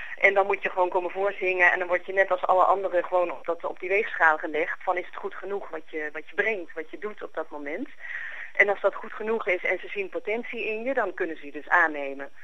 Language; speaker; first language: Dutch; native; Dutch